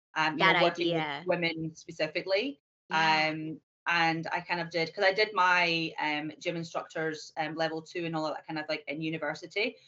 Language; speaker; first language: English; native; English